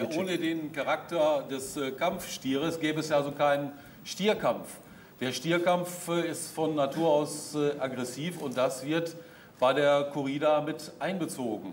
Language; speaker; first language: German; native; German